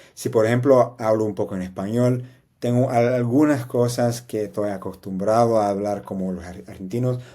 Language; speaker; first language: Spanish; non-native, learner; English